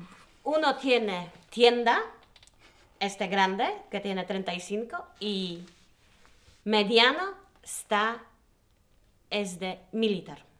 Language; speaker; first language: Spanish; non-native, learner; Polish